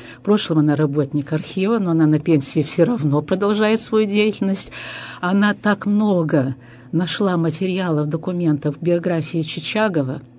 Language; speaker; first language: Russian; early bilingual, heritage; Russian